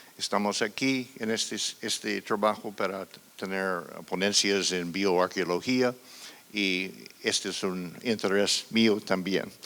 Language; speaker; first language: Spanish; non-native, fluent; English